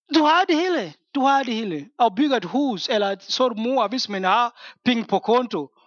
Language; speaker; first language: Danish; non-native, fluent; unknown